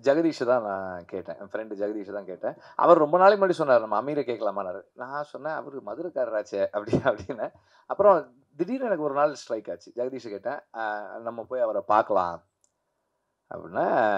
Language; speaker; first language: Tamil; native; Tamil